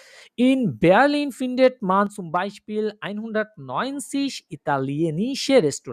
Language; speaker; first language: German; non-native, learner; Bangla